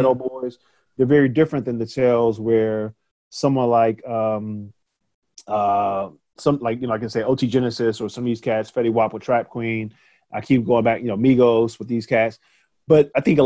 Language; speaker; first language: English; native; English